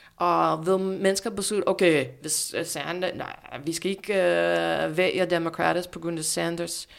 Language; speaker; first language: Danish; non-native, fluent; English